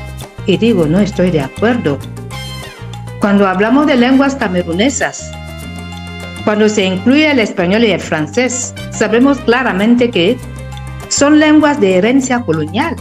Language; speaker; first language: Spanish; non-native, fluent; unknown